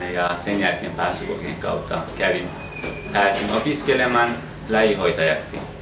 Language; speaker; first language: Finnish; non-native, fluent; Persian